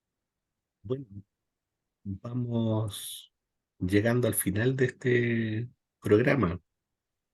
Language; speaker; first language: Spanish; native; Spanish